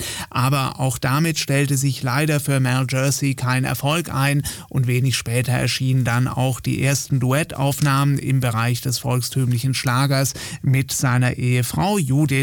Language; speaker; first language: German; native; German